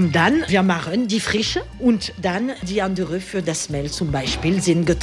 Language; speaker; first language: German; non-native, learner; French